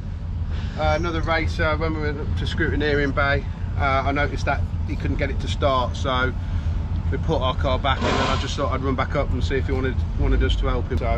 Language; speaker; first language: English; native; English